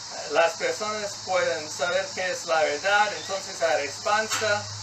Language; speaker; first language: Spanish; non-native, learner; English